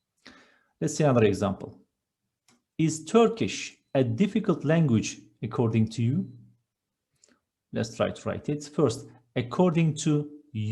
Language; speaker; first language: English; non-native, fluent; Turkish